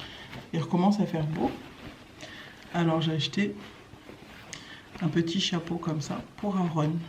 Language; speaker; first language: French; native; French